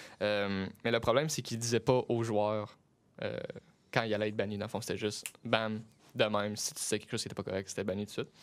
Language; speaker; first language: French; native; French